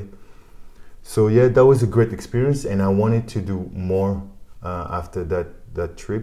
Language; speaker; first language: English; non-native, fluent; French